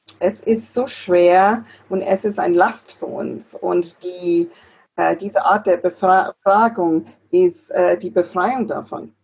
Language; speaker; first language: German; non-native, fluent; English